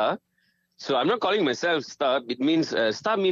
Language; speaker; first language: English; non-native, local second language; Tamil